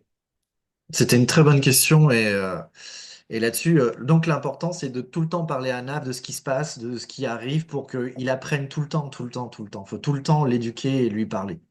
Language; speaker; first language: French; native; French